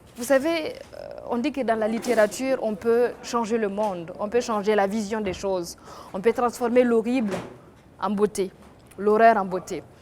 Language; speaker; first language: French; non-native, local second language; Mossi